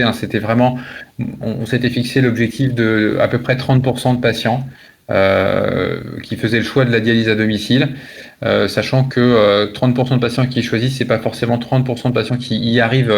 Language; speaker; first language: French; native; French